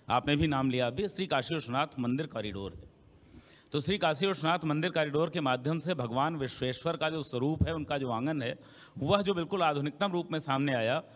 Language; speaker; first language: Hindi; native; Hindi